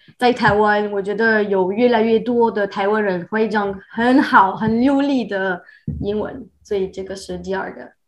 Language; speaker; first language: Chinese; non-native, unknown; French